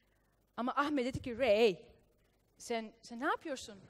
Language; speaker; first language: Turkish; early bilingual, heritage; Turkish